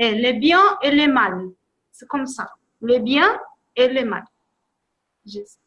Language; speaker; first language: French; non-native, fluent; Portuguese